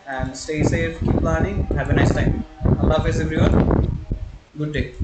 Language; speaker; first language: English; non-native, local second language; Bangla